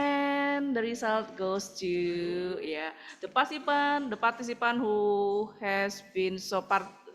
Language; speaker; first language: English; non-native, fluent; Indonesian